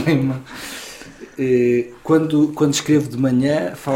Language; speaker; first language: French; non-native, learner; Portuguese